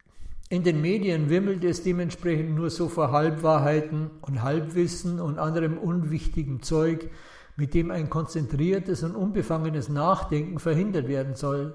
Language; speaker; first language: German; native; German